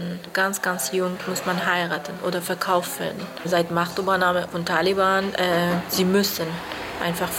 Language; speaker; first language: German; non-native, learner; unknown